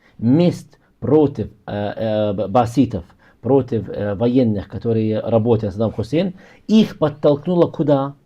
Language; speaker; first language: Russian; non-native, fluent; Arabic